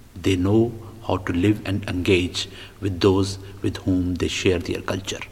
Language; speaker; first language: English; non-native, local second language; Punjabi